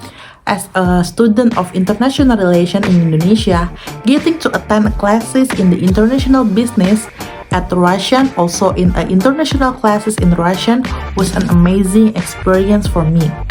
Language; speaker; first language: English; non-native, learner; Indonesian